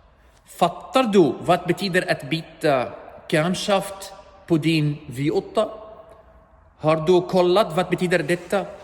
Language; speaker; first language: Swedish; non-native, learner; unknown